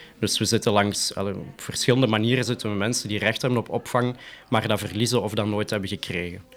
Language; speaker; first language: Dutch; native; Dutch